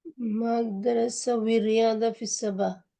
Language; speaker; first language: Arabic; non-native, learner; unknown